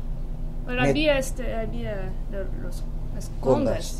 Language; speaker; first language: Spanish; non-native, learner; English